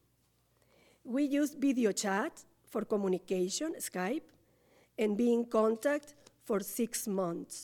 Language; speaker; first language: English; non-native, learner; Spanish